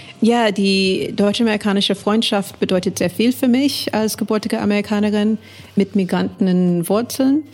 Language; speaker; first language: German; non-native, fluent; English